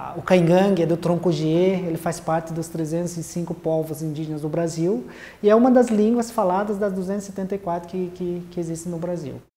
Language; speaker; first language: Portuguese; non-native, local second language; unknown